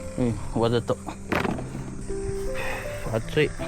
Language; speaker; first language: Japanese; non-native, fluent; Filipino